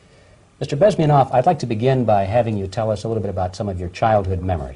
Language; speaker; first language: English; native; English